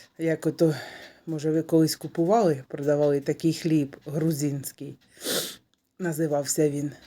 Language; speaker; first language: Ukrainian; non-native, local second language; Russian